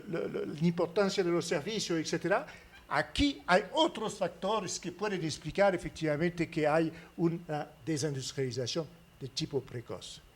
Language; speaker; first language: Spanish; non-native, fluent; French